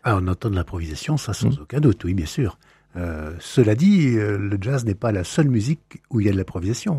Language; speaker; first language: French; native; French